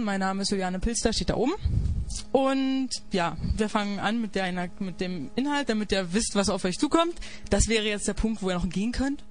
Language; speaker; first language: German; native; German